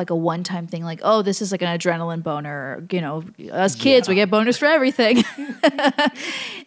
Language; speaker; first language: English; early bilingual, other home language; Spanish